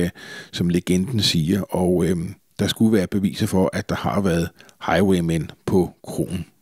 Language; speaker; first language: Danish; native; Danish